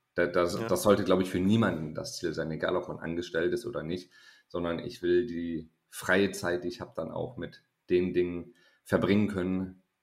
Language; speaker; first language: German; native; German